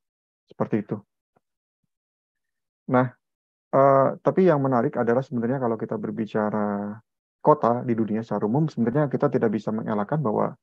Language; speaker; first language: Indonesian; native; Indonesian